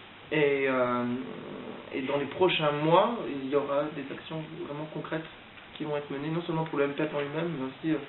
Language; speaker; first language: French; native; French